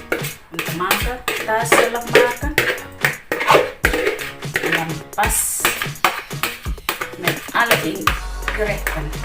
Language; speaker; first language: Dutch; non-native, learner; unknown